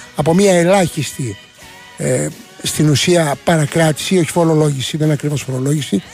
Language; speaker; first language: Greek; native; Greek